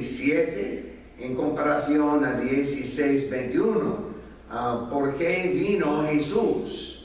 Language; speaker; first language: Spanish; non-native, fluent; English